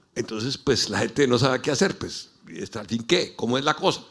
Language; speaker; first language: Spanish; native; Spanish